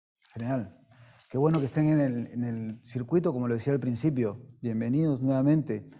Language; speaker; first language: Spanish; native; Spanish